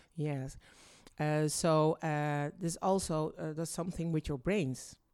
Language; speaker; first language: English; early bilingual, other home language; Dutch